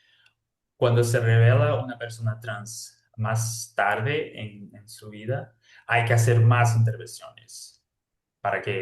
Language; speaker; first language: Spanish; non-native, fluent; Portuguese